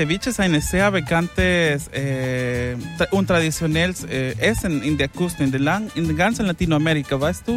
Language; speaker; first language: German; non-native, learner; Spanish